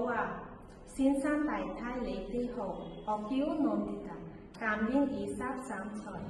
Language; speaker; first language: Cantonese; non-native, learner; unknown